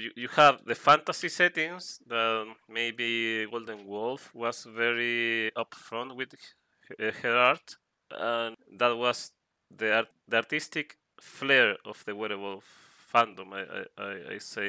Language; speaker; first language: English; non-native, fluent; Spanish